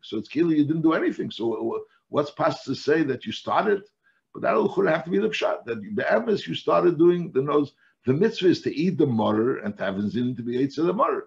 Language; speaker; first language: English; native; English